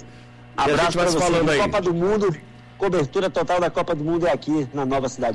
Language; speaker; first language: Portuguese; native; Portuguese